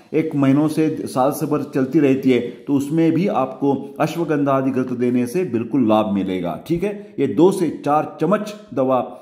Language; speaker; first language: Hindi; non-native, local second language; Marathi